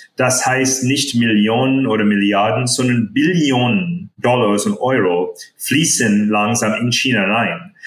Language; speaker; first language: German; non-native, fluent; English